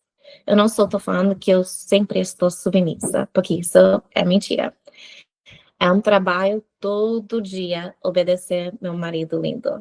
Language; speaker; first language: Portuguese; non-native, fluent; English